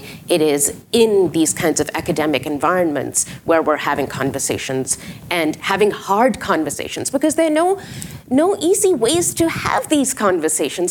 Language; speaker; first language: English; non-native, local second language; Urdu